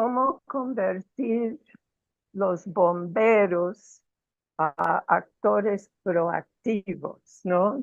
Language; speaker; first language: Spanish; non-native, fluent; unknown